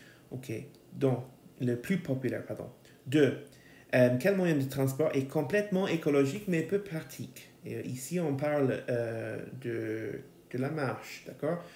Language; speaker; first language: French; non-native, fluent; English